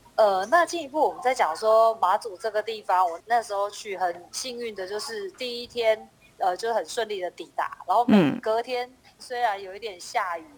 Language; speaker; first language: Chinese; native; Chinese